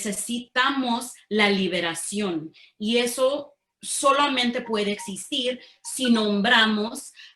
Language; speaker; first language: Spanish; early bilingual, heritage; Spanish